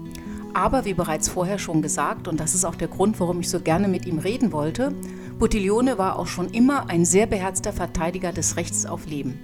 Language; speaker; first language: German; native; German